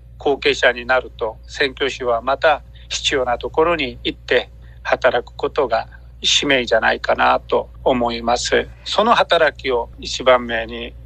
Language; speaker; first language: Japanese; non-native, fluent; Korean